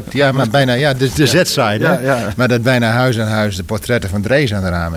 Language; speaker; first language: Dutch; native; Dutch